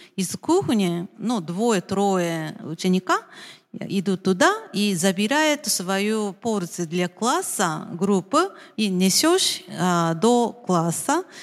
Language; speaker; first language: Russian; non-native, fluent; Japanese